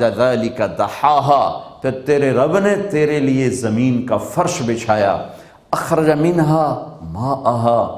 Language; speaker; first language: Urdu; non-native, local second language; Punjabi